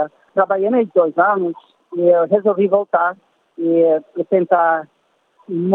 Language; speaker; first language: Portuguese; non-native, fluent; English